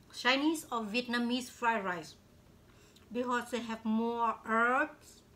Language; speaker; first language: English; non-native, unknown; Vietnamese